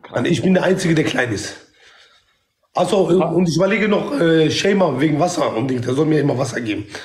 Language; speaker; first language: German; non-native, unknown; Kurdish